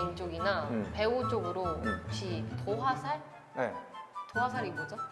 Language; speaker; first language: Korean; non-native, fluent; Chinese